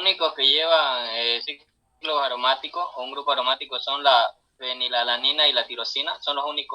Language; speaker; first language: Spanish; native; Spanish